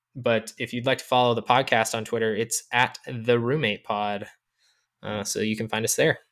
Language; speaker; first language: English; native; English